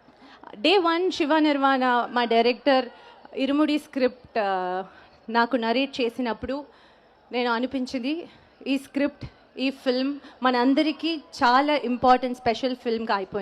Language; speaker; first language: Telugu; non-native, learner; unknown